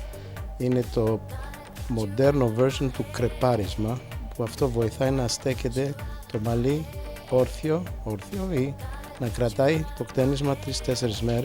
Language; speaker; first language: Greek; early bilingual, heritage; Greek